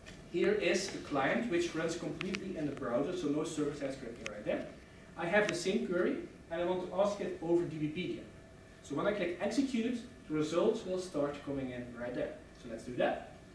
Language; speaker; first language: English; non-native, fluent; Dutch